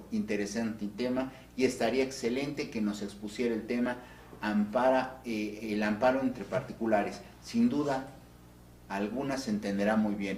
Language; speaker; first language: Spanish; native; Spanish